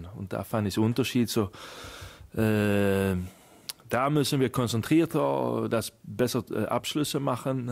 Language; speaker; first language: German; non-native, fluent; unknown